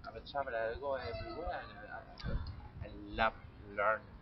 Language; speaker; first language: English; non-native, learner; Spanish